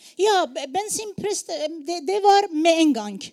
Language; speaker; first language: Norwegian; non-native, learner; Persian